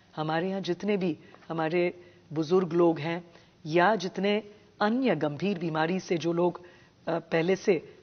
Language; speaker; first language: Hindi; non-native, local second language; Gujarati